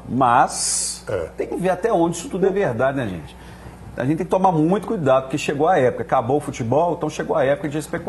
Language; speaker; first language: Portuguese; native; Portuguese